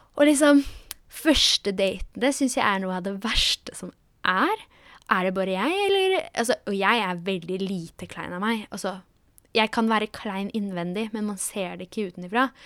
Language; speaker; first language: Norwegian; early bilingual, other home language; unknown